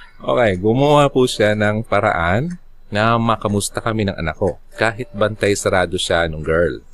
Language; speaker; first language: Filipino; non-native, local second language; Bikol